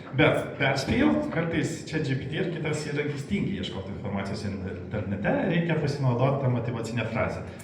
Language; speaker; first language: Lithuanian; non-native, local second language; Polish